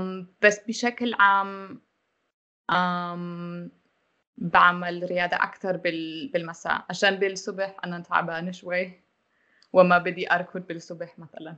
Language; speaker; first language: Arabic; non-native, learner; German